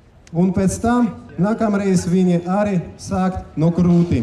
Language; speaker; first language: Latvian; non-native, local second language; Russian